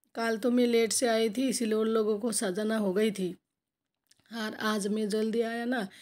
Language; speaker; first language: Hindi; non-native, local second language; Bangla